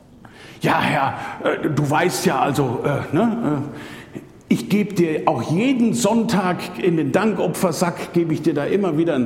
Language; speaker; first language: German; native; German